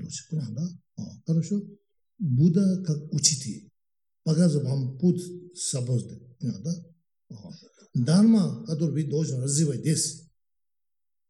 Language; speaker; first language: Russian; non-native, learner; Tibetan